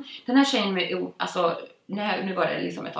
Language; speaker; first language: Swedish; native; Swedish